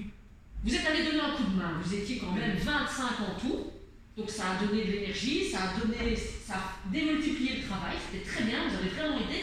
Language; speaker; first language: French; native; French